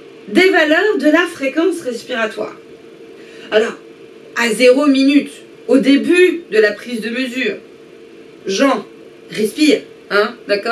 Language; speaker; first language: French; native; French